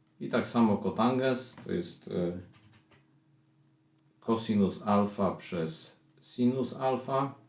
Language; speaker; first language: Polish; native; Polish